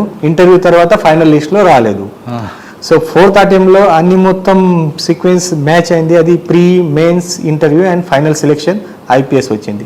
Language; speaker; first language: Telugu; non-native, learner; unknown